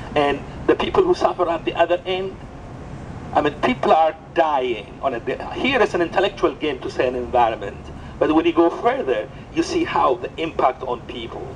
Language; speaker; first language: English; non-native, fluent; Amharic